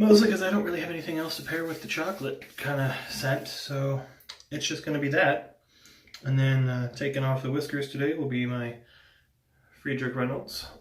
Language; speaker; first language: English; native; English